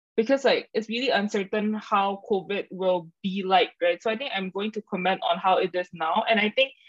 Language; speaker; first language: English; non-native, fluent; Indonesian